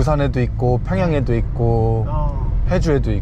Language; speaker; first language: Korean; native; Korean